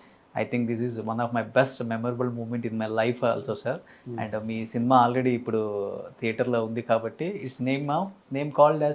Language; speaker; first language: Telugu; native; Telugu